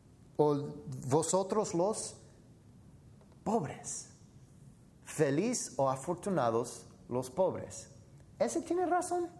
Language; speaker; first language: Spanish; non-native, fluent; English